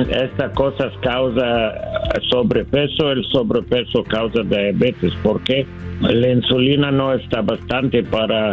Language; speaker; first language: Spanish; non-native, learner; English